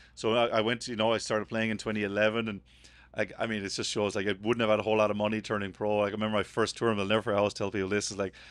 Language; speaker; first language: English; native; English